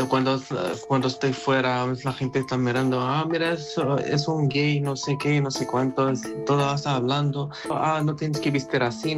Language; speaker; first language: Spanish; non-native, learner; Arabic